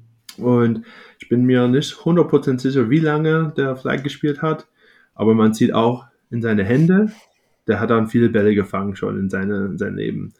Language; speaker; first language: German; non-native, fluent; English